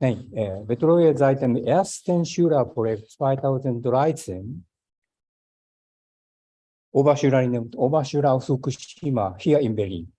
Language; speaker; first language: German; non-native, fluent; Japanese